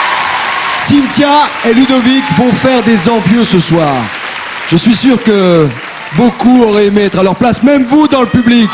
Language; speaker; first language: French; native; French